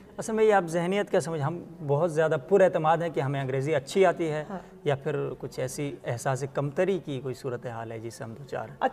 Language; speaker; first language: Urdu; non-native, local second language; Sicilian